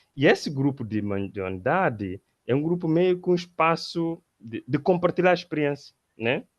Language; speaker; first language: Portuguese; non-native, local second language; Upper Guinea Crioulo